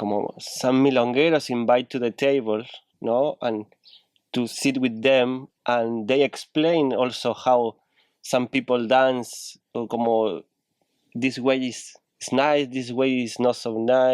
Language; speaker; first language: English; non-native, learner; Spanish